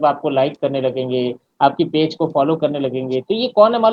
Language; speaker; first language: Hindi; native; Hindi